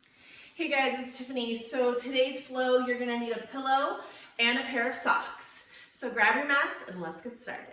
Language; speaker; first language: English; native; English